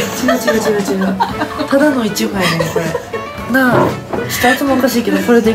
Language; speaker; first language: Japanese; native; Japanese